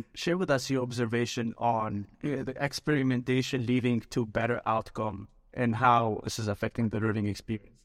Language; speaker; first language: English; early bilingual, other home language; Arabic